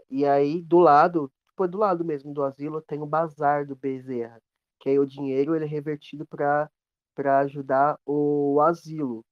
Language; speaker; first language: Portuguese; native; Portuguese